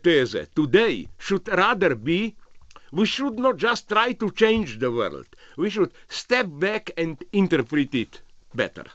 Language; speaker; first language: English; non-native, fluent; Slovenian